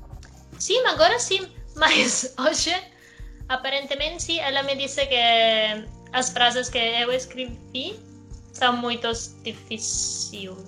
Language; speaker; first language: Portuguese; non-native, learner; Spanish